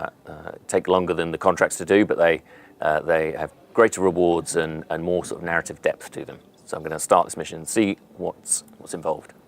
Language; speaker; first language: English; native; English